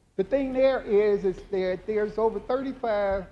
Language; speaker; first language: English; native; English